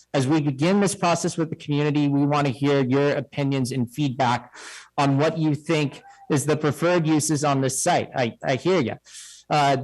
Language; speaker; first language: English; native; English